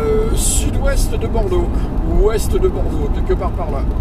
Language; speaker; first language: French; native; French